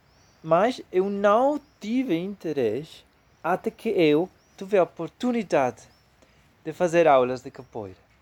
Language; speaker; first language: Portuguese; non-native, fluent; Spanish